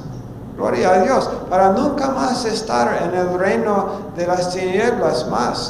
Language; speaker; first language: Spanish; non-native, fluent; English